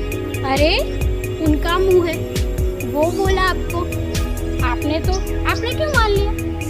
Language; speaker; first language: Hindi; non-native, local second language; Gujarati